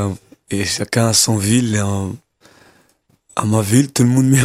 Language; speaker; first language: French; non-native, learner; Kabuverdianu